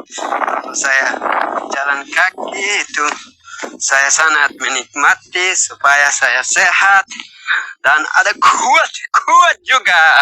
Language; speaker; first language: Indonesian; non-native, learner; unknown